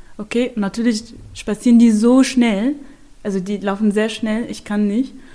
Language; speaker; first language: German; non-native, fluent; Arabic